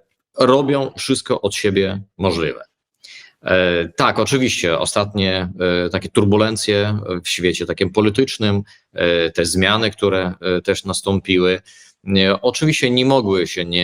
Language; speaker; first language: Polish; early bilingual, heritage; Polish